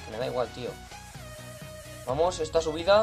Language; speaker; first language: Spanish; native; Spanish